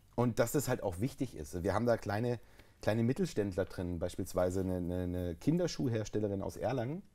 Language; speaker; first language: German; native; German